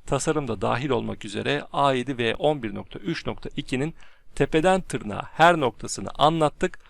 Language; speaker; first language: Turkish; native; Turkish